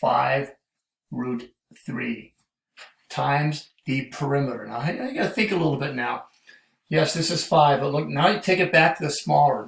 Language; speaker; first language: English; native; English